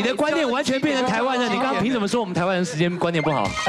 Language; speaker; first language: Chinese; native; Chinese